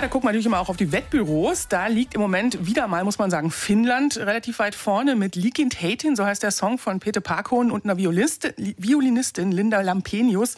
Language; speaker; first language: German; native; German